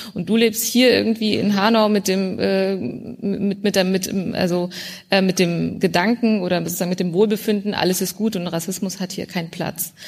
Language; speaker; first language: German; early bilingual, other home language; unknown